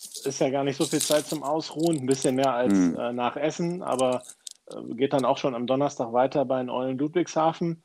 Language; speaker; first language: German; native; German